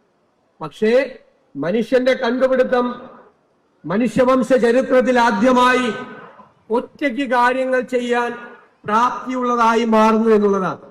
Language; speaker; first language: Malayalam; native; Malayalam